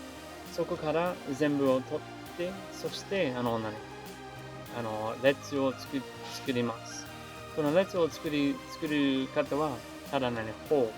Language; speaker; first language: Japanese; non-native, learner; English